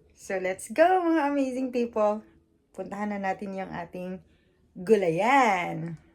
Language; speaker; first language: Filipino; non-native, local second language; Iloko